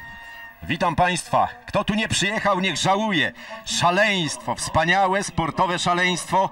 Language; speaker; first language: Polish; native; Polish